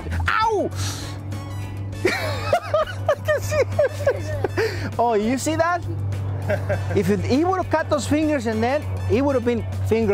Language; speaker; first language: English; non-native, fluent; Spanish